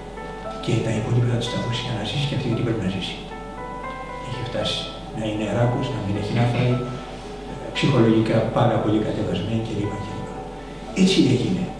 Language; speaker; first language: Greek; native; Greek